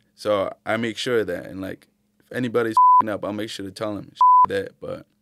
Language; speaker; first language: English; early bilingual, other home language; Arabic